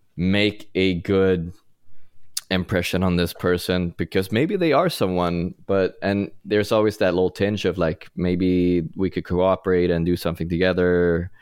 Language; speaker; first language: English; non-native, fluent; Swedish